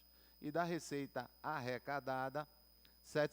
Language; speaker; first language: Portuguese; native; Portuguese